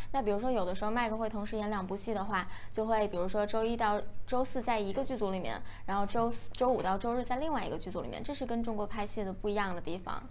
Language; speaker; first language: Chinese; native; Chinese